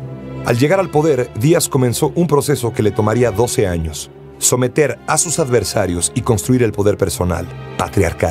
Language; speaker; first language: Spanish; native; Spanish